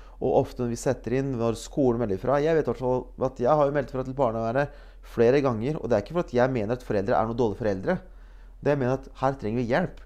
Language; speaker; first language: Norwegian; early bilingual, other home language; Bosnian